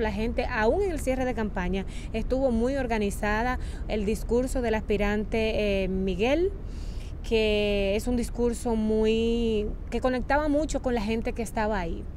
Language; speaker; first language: Spanish; native; Spanish